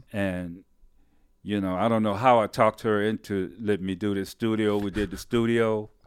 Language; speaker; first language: English; native; English